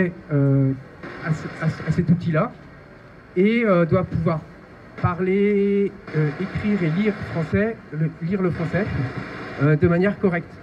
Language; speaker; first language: French; native; French